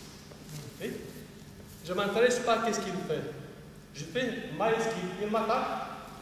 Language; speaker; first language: French; non-native, fluent; Romanian